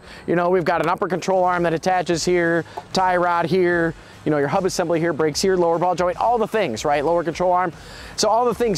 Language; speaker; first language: English; native; English